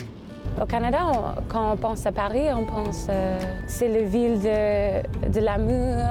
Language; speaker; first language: French; non-native, learner; English